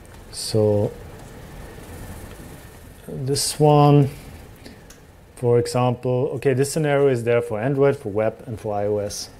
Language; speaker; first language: English; non-native, fluent; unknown